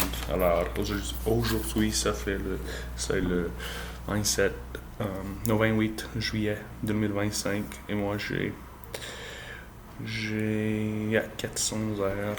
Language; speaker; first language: French; non-native, learner; English